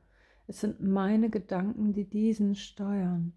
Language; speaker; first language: German; native; German